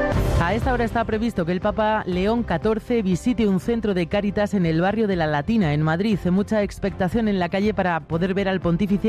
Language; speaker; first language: Spanish; native; Spanish